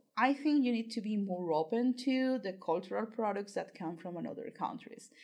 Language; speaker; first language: English; non-native, fluent; Spanish